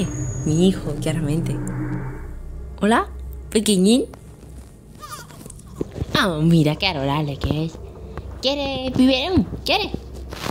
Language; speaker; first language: Spanish; native; Spanish